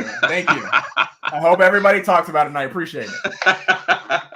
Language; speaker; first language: English; native; English